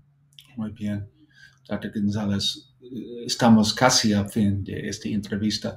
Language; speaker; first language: Spanish; non-native, fluent; English